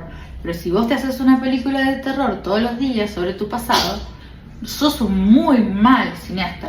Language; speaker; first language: Spanish; native; Spanish